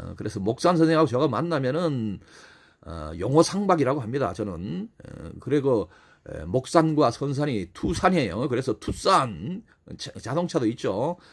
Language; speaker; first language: Korean; native; Korean